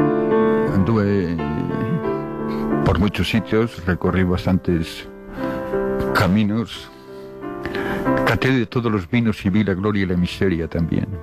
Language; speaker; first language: Spanish; native; Spanish